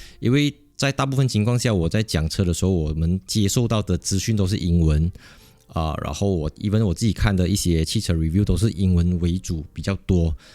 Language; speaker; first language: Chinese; native; Chinese